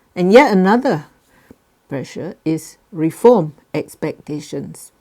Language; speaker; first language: English; non-native, local second language; Malay